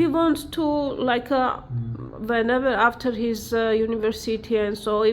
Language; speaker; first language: English; non-native, learner; Armenian